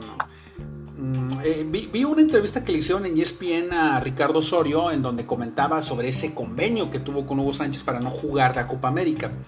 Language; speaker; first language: Spanish; native; Spanish